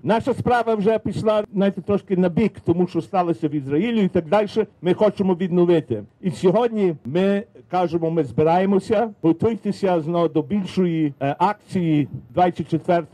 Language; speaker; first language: Ukrainian; early bilingual, heritage; Ukrainian